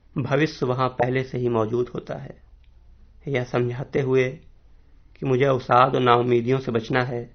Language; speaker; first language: Hindi; native; Hindi